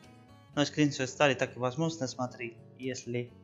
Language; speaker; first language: Russian; non-native, learner; Spanish